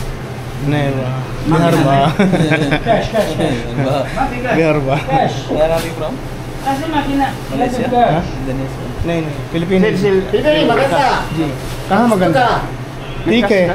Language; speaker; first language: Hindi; non-native, learner; Filipino